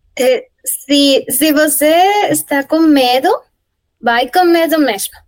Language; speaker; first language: Portuguese; non-native, fluent; Spanish